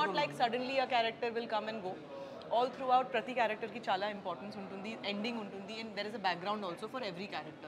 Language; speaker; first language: Telugu; non-native, local second language; Bangla